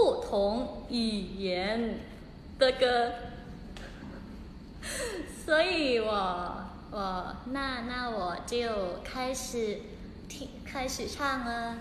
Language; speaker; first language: Chinese; non-native, learner; Thai